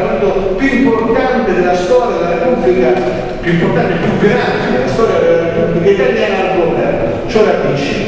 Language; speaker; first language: Italian; native; Italian